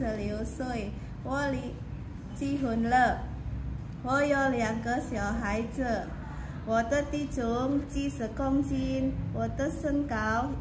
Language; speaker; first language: Chinese; non-native, learner; Indonesian